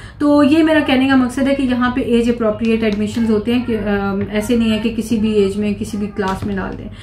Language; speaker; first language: Urdu; native; Urdu